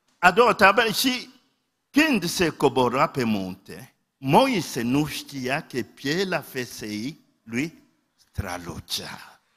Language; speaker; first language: Romanian; non-native, fluent; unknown